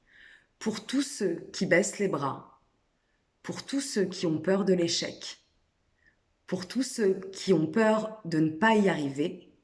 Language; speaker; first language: French; native; French